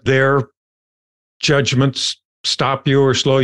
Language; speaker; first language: English; native; English